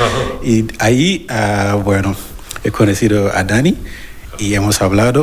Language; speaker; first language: Spanish; non-native, learner; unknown